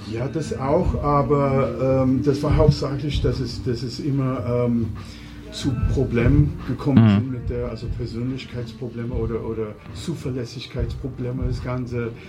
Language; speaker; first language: German; non-native, fluent; English